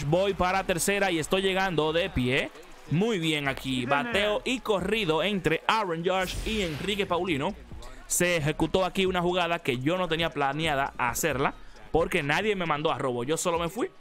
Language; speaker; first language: Spanish; native; Spanish